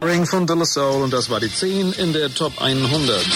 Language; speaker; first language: German; native; German